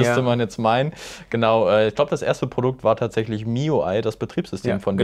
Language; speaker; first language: German; native; German